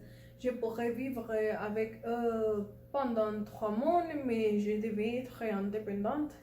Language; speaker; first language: French; non-native, learner; Spanish